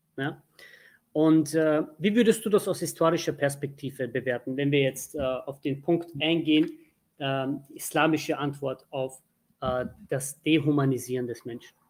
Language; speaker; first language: German; early bilingual, other home language; Turkish